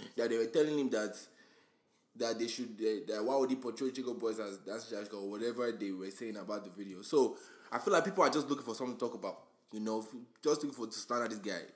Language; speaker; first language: English; non-native, local second language; Yoruba